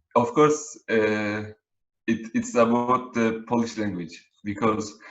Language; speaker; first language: English; non-native, learner; Turkish